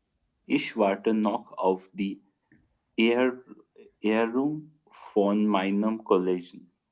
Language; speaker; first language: German; non-native, learner; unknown